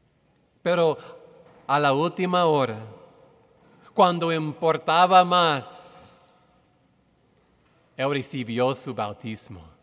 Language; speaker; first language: Spanish; non-native, fluent; English